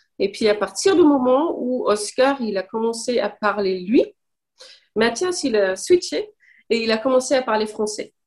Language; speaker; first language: French; non-native, fluent; English